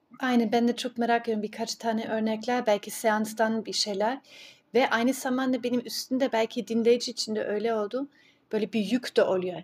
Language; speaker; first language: Turkish; early bilingual, heritage; Turkish